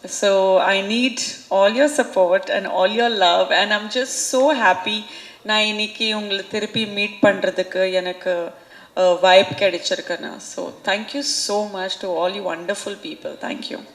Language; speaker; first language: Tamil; non-native, fluent; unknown